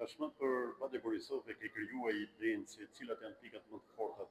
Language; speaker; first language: Albanian; native; Albanian